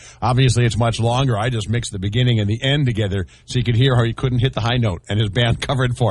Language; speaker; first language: English; native; English